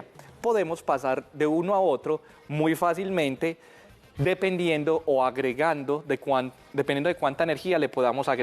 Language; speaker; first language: Spanish; native; Spanish